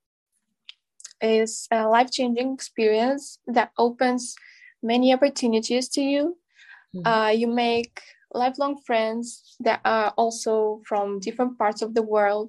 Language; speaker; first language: English; non-native, fluent; Kazakh